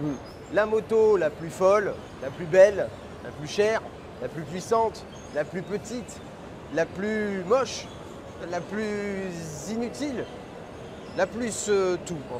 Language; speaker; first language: French; native; French